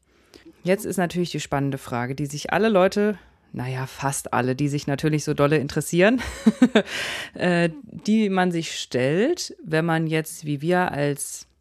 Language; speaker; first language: German; native; German